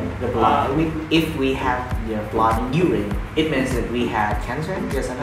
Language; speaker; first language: English; non-native, fluent; Vietnamese